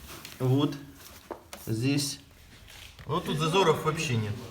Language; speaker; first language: Russian; native; Russian